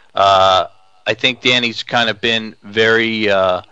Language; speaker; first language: English; native; English